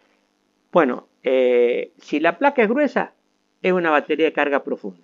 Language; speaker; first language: Spanish; native; Spanish